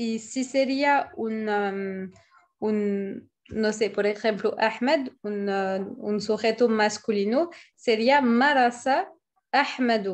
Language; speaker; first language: Spanish; non-native, fluent; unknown